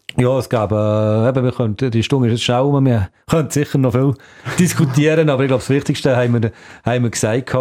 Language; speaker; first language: German; native; German